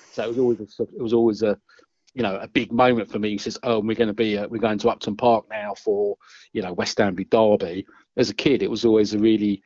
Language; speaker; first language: English; native; English